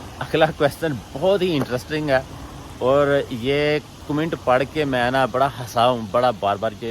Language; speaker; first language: Urdu; non-native, local second language; Punjabi